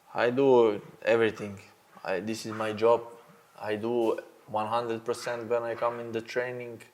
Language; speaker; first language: English; non-native, learner; Slovenian